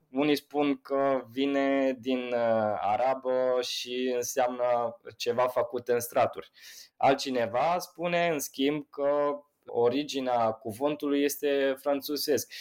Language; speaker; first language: Romanian; non-native, fluent; Italian